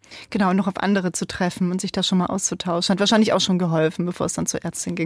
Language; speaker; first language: German; native; German